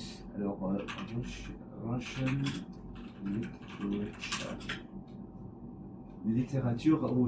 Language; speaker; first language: French; non-native, learner; English